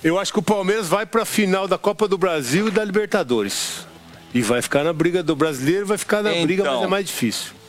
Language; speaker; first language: Portuguese; native; Portuguese